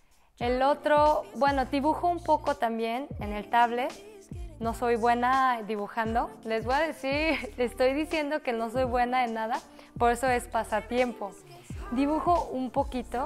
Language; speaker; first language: Spanish; early bilingual, other home language; Korean